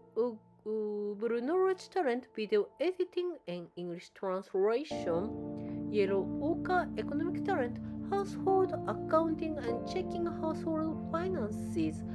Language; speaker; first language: English; non-native, learner; Japanese